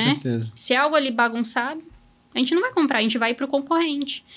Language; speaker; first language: Portuguese; native; Portuguese